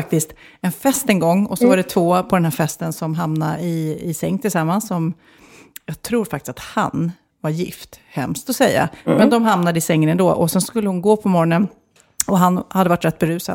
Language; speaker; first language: Swedish; native; Swedish